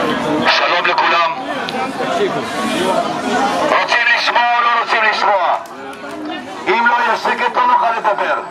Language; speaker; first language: Hebrew; non-native, fluent; Amharic